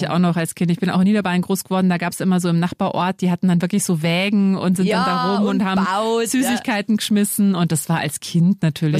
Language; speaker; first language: German; native; German